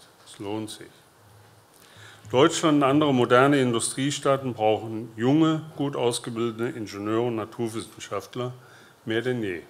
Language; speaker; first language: German; native; German